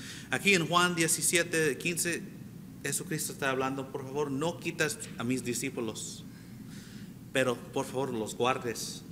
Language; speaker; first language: Spanish; non-native, fluent; English